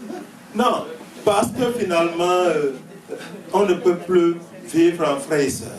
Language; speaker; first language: French; native; French